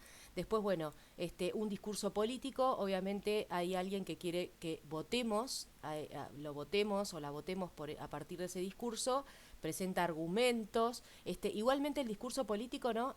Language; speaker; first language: Spanish; native; Spanish